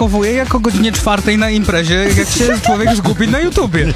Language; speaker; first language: Polish; native; Polish